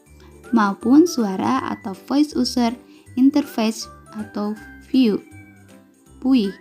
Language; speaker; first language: Indonesian; native; Indonesian